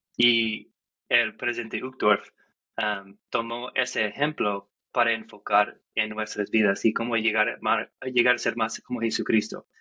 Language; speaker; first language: Spanish; non-native, fluent; English